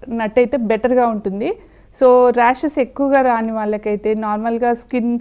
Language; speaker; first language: Telugu; native; Telugu